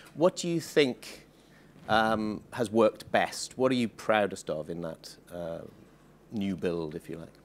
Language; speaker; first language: English; native; English